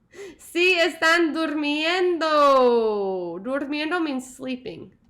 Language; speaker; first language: Spanish; non-native, learner; English